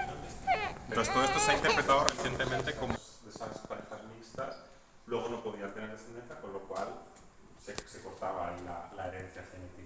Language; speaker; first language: Spanish; native; Spanish